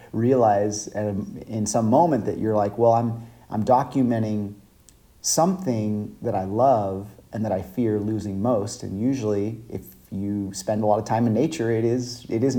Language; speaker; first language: English; native; English